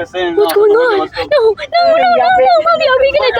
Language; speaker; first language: English; native; English